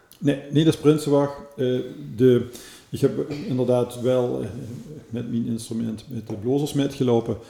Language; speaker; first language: Dutch; native; Dutch